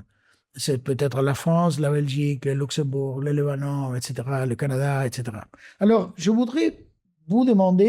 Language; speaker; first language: French; non-native, fluent; Spanish